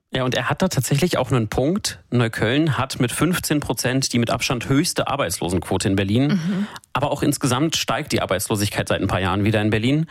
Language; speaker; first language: German; native; German